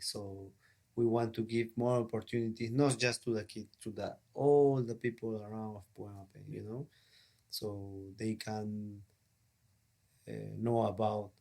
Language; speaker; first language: English; non-native, learner; Spanish